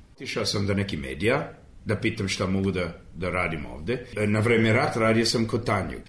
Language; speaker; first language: Serbian; early bilingual, heritage; Serbian